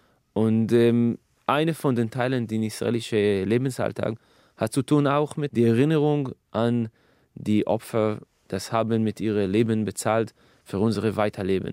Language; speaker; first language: German; non-native, fluent; Hebrew